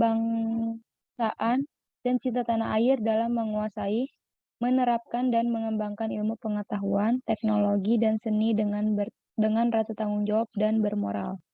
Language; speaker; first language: Indonesian; native; Indonesian